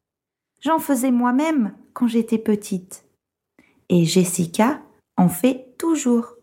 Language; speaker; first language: French; non-native, fluent; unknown